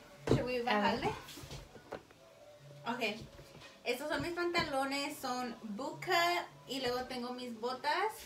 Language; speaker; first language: Spanish; early bilingual, heritage; Spanish